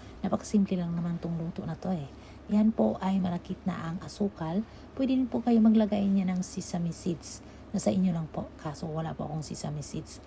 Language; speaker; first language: Filipino; non-native, local second language; Cebuano